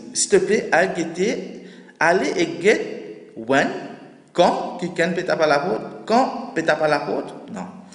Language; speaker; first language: French; non-native, local second language; Morisyen